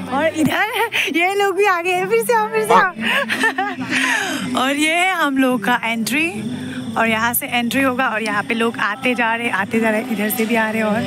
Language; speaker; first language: Hindi; non-native, local second language; Assamese